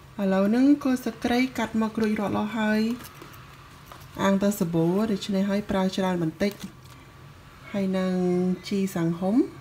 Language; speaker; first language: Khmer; early bilingual, heritage; Khmer